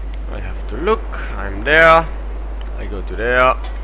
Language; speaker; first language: English; non-native, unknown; Dutch